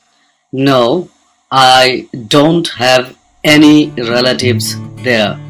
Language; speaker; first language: English; non-native, fluent; Bangla